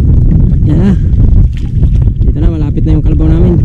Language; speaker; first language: Filipino; non-native, local second language; Masbatenyo